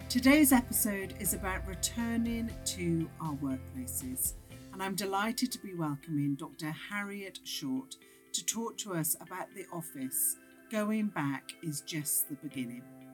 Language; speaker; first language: English; native; English